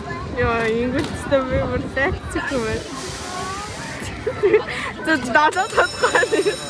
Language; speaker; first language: Korean; non-native, learner; Mongolian